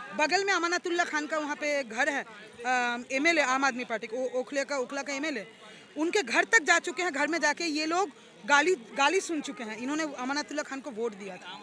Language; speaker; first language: Hindi; non-native, local second language; Bangla